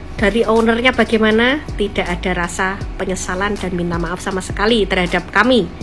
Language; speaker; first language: Indonesian; native; Indonesian